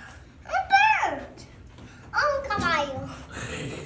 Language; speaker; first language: Spanish; early bilingual, other home language; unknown